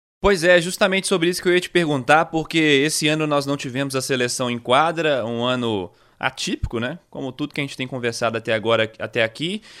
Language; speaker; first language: Portuguese; native; Portuguese